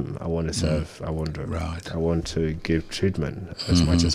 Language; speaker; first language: English; early bilingual, other home language; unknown